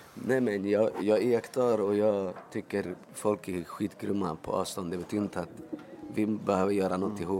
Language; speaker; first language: Swedish; early bilingual, other home language; Spanish